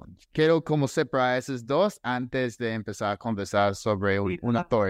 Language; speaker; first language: Spanish; non-native, fluent; English